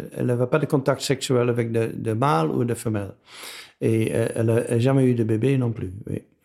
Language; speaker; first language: French; non-native, fluent; Dutch